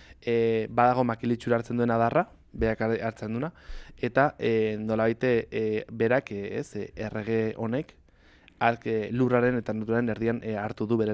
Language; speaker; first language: Basque; native; Basque